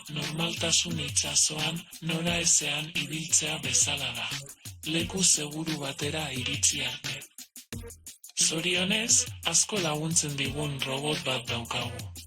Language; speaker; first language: Basque; non-native, learner; Spanish